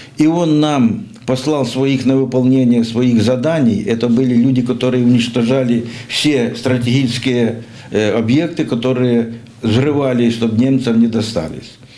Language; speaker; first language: Russian; native; Russian